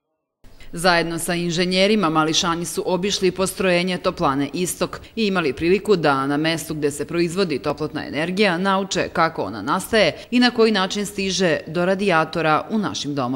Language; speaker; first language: Serbian; native; Serbian